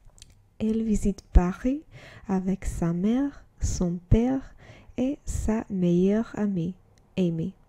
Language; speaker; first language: French; non-native, learner; English